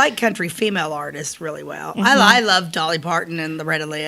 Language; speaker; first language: English; native; English